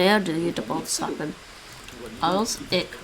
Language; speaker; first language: Dutch; non-native, learner; English